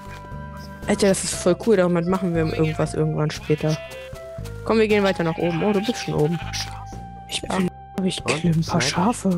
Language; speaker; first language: German; native; German